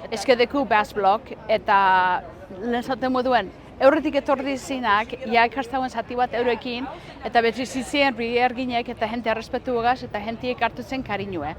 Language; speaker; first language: Basque; early bilingual, heritage; Basque